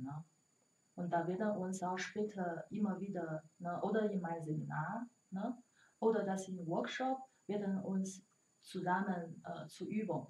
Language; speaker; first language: German; non-native, learner; Chinese